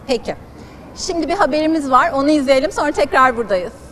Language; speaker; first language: Turkish; native; Turkish